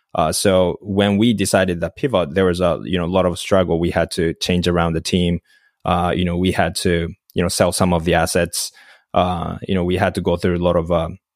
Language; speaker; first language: English; non-native, fluent; Japanese